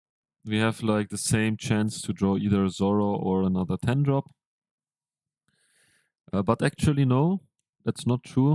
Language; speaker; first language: English; non-native, fluent; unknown